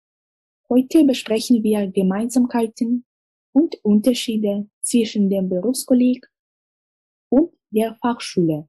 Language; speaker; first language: German; non-native, fluent; Russian